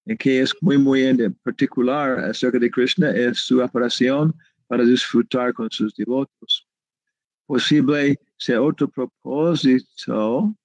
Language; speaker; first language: Spanish; non-native, learner; English